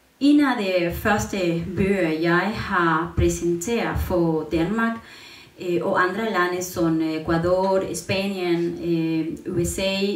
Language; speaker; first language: Danish; non-native, learner; Spanish